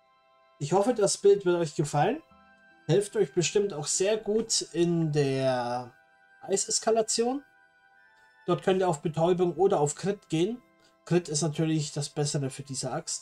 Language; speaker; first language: German; native; German